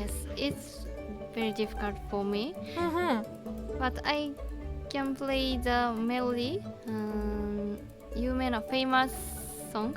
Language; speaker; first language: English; non-native, learner; Japanese